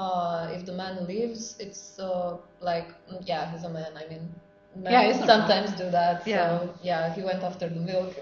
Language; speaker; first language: English; non-native, fluent; Romanian